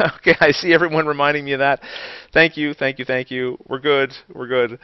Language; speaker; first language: English; native; English